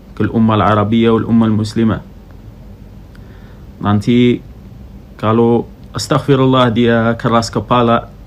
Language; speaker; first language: Indonesian; non-native, fluent; Arabic